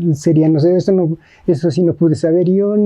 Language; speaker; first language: Spanish; native; Spanish